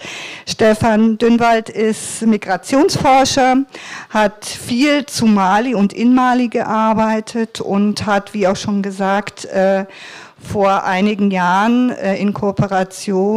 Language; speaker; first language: German; native; German